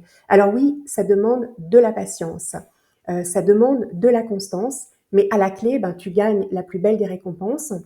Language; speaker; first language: French; native; French